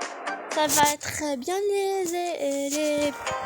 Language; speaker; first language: French; non-native, learner; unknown